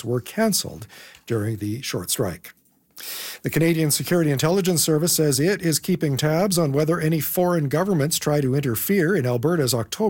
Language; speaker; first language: English; native; English